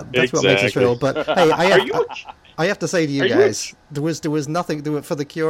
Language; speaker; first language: English; native; English